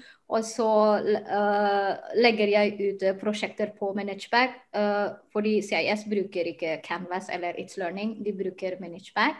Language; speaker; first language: Norwegian; non-native, fluent; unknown